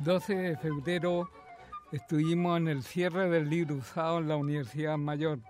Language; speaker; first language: Spanish; native; Spanish